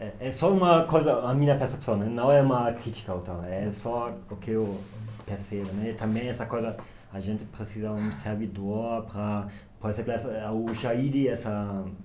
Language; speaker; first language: Portuguese; non-native, learner; German